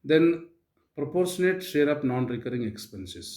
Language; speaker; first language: English; non-native, local second language; Kannada